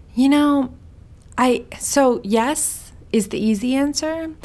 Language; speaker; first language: English; early bilingual, heritage; Swedish